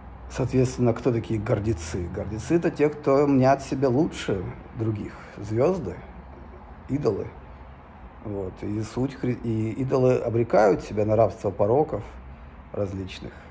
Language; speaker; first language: Russian; native; Russian